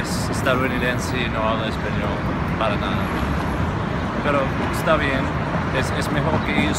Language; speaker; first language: Spanish; non-native, fluent; English